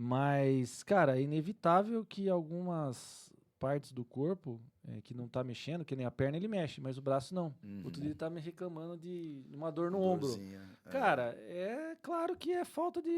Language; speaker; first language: Portuguese; native; Portuguese